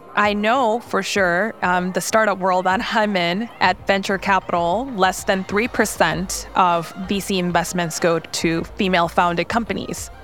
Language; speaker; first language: English; non-native, fluent; Korean